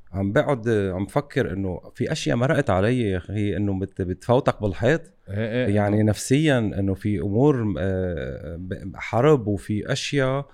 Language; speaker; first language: Arabic; native; Arabic